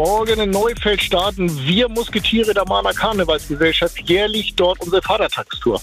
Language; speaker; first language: German; native; German